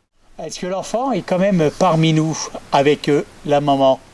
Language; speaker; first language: French; native; French